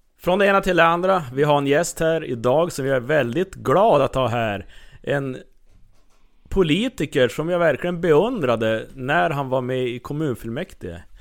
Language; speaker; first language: Swedish; native; Swedish